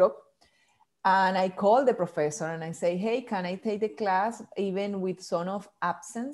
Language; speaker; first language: English; non-native, fluent; Spanish